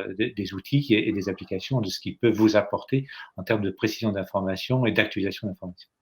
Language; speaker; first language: French; native; French